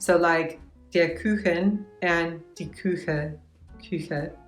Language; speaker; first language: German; non-native, learner; English